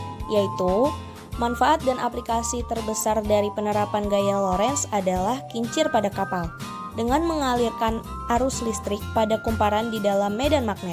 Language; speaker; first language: Indonesian; native; Indonesian